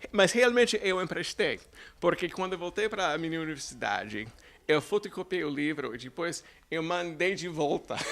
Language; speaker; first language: Portuguese; non-native, fluent; English